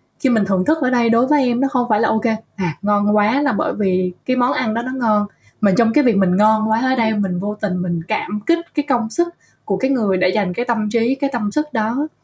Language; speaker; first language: Vietnamese; native; Vietnamese